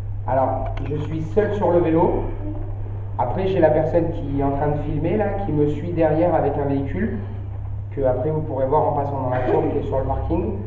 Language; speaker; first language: French; native; French